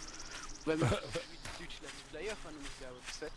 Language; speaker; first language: German; native; German